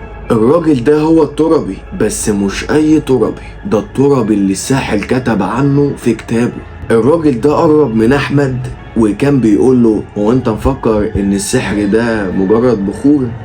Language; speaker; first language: Arabic; native; Arabic